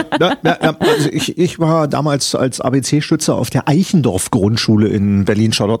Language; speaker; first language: German; native; German